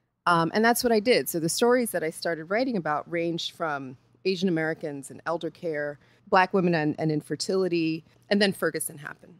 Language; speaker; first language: English; early bilingual, other home language; Spanish